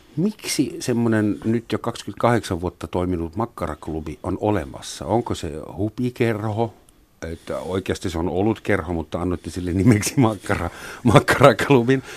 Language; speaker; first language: Finnish; non-native, fluent; German